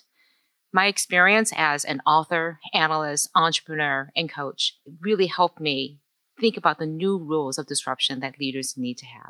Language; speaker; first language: English; early bilingual, other home language; Chinese